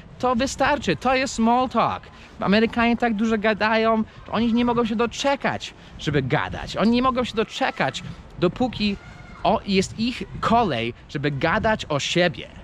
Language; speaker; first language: Polish; non-native, fluent; English